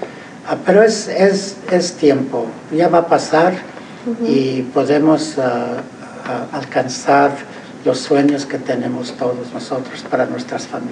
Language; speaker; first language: Spanish; early bilingual, heritage; Spanish